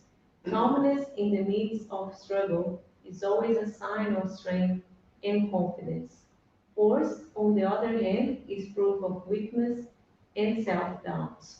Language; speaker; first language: English; non-native, fluent; Portuguese